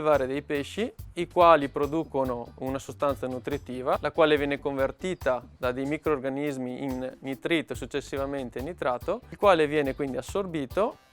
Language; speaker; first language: Italian; native; Italian